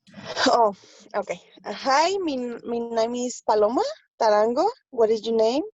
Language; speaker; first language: English; non-native, learner; Spanish